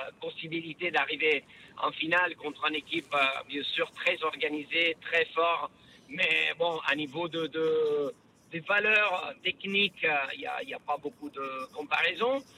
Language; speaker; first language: French; non-native, fluent; Italian